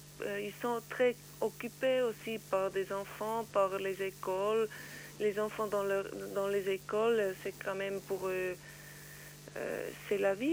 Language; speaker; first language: French; non-native, learner; Swiss German